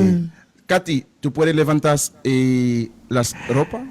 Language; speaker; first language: Spanish; non-native, learner; Haitian Creole